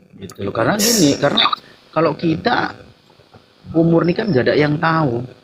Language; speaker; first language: Indonesian; native; Indonesian